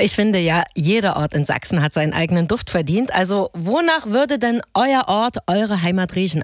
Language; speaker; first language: German; native; German